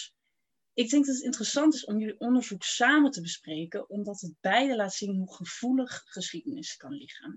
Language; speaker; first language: Dutch; native; Dutch